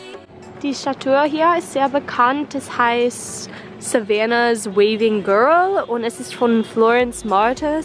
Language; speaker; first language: German; non-native, learner; English